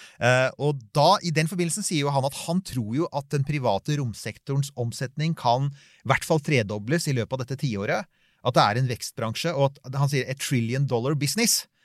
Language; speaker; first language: Norwegian; native; Norwegian